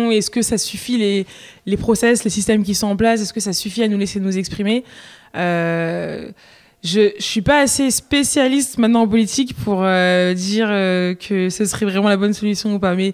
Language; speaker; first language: French; native; French